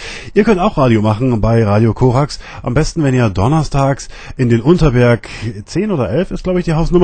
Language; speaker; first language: German; native; German